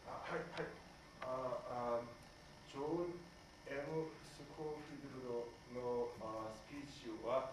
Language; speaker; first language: Japanese; non-native, learner; English